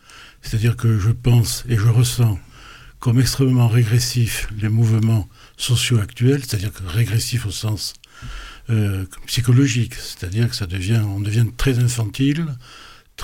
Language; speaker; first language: French; native; French